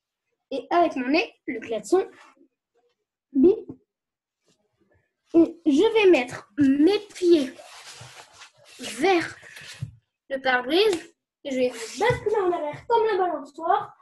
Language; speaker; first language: French; native; French